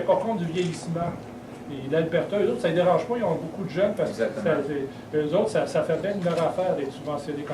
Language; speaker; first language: French; native; French